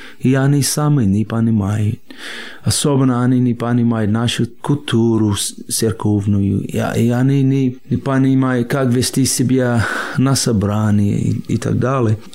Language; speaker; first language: Russian; non-native, fluent; English